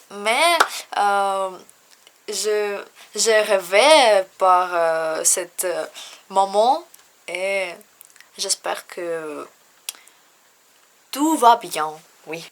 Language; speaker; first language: French; non-native, learner; Russian